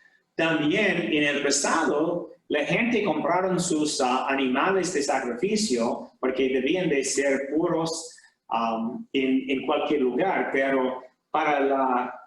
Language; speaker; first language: Spanish; non-native, fluent; English